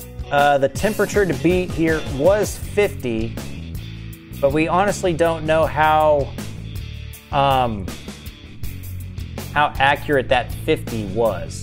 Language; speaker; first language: English; native; English